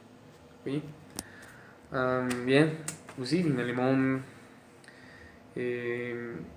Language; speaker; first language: French; non-native, learner; Spanish